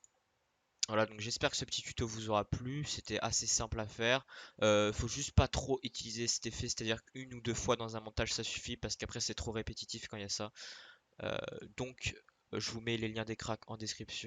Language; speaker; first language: French; native; French